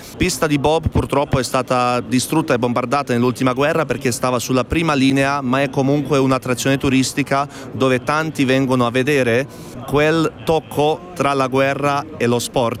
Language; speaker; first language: Italian; non-native, fluent; Bosnian